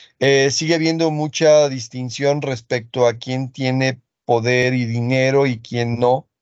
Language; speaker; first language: Spanish; early bilingual, other home language; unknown